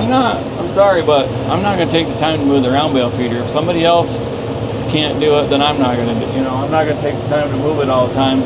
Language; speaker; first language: English; native; English